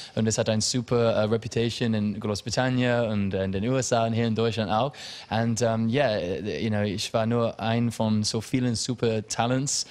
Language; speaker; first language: German; non-native, learner; English